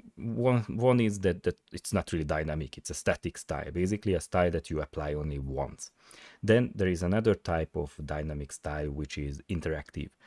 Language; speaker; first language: English; non-native, fluent; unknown